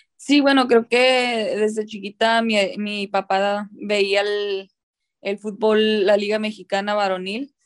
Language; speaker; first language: Spanish; early bilingual, heritage; Spanish